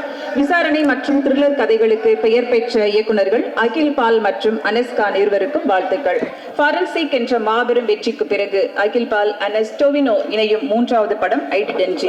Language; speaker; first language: Tamil; native; Tamil